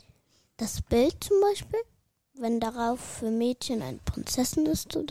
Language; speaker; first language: German; early bilingual, other home language; Arabic